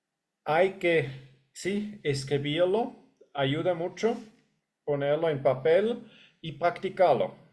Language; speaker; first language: Spanish; non-native, fluent; English